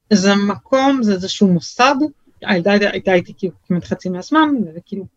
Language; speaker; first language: Hebrew; early bilingual, other home language; French